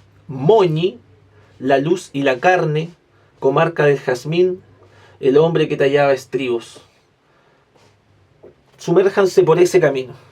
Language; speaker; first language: Spanish; native; Spanish